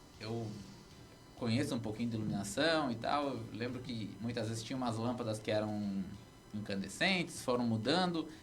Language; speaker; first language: Portuguese; native; Portuguese